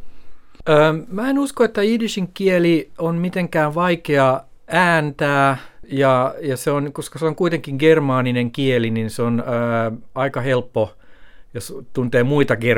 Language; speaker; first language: Finnish; native; Finnish